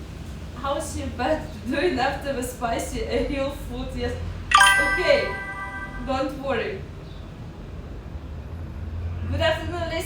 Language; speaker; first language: English; non-native, learner; Russian